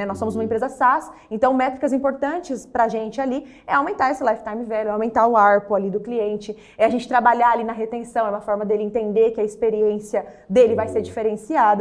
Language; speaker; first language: Portuguese; native; Portuguese